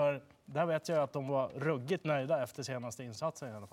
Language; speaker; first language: Swedish; native; Swedish